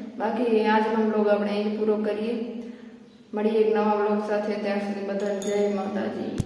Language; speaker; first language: Gujarati; non-native, local second language; Kachhi